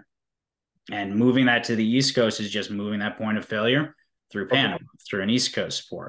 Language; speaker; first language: English; native; English